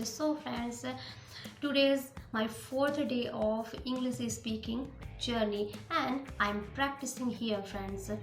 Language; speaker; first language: English; non-native, learner; Hindi